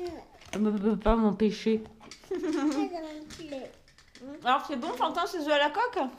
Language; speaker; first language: French; native; French